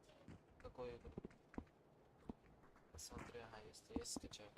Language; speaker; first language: Russian; non-native, local second language; Yakut